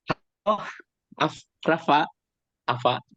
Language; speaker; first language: English; non-native, learner; Indonesian